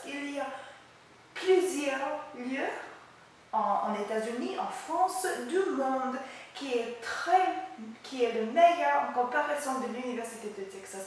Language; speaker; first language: French; non-native, learner; English